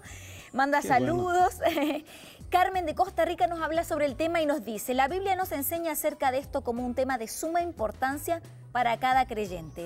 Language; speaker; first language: Spanish; native; Spanish